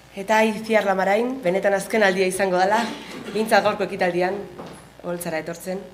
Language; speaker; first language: Basque; native; Basque